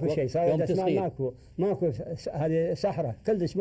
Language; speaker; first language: Arabic; native; Arabic